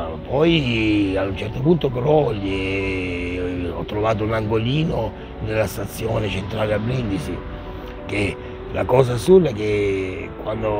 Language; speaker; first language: Italian; native; Italian